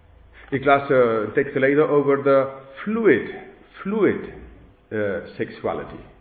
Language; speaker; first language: Dutch; non-native, fluent; English